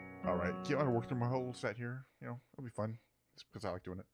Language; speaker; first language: English; native; English